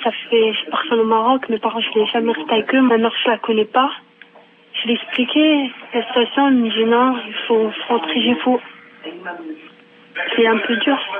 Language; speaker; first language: French; non-native, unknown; Arabic